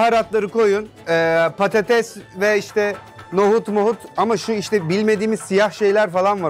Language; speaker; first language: Turkish; native; Turkish